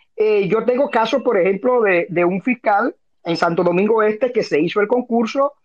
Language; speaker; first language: Spanish; native; Spanish